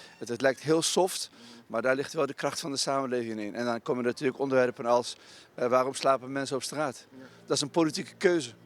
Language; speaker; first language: Dutch; non-native, fluent; Riffian